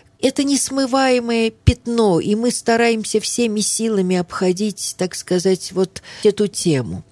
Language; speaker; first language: Russian; early bilingual, heritage; Russian